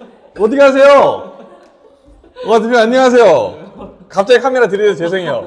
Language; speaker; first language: Korean; native; Korean